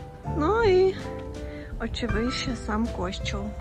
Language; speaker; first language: Polish; non-native, learner; Russian